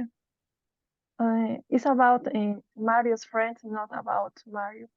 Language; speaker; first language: English; non-native, learner; Spanish